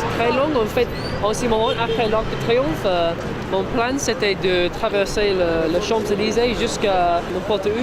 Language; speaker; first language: French; non-native, learner; English